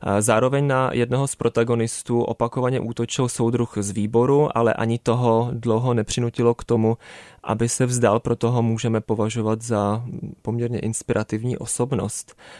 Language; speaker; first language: Czech; native; Czech